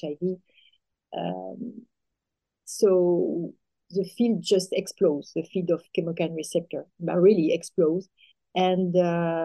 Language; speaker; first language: English; non-native, fluent; French